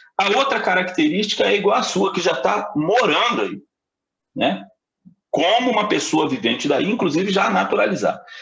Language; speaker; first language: Portuguese; native; Portuguese